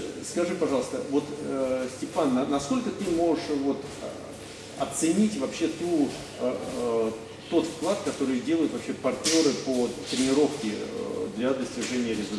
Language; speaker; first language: Russian; native; Russian